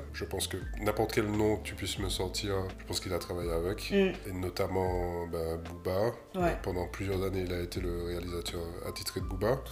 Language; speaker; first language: French; native; French